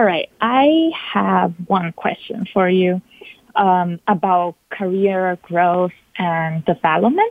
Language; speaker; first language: English; non-native, fluent; Italian